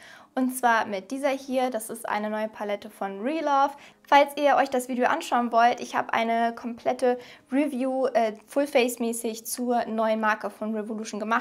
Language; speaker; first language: German; native; German